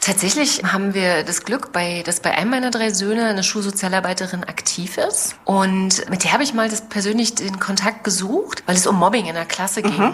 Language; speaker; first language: German; native; German